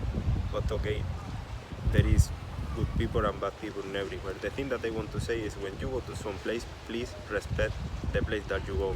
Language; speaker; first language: English; non-native, fluent; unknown